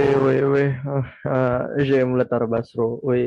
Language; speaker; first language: French; non-native, learner; Indonesian